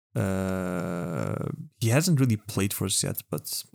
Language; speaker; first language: English; non-native, fluent; Dutch